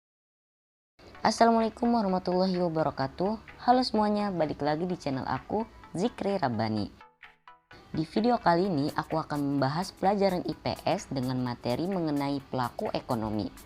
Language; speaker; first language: Indonesian; native; Indonesian